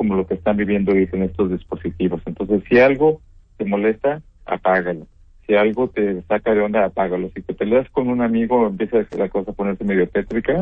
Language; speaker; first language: Spanish; native; Spanish